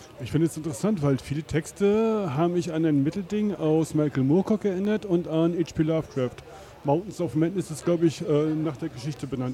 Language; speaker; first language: German; native; German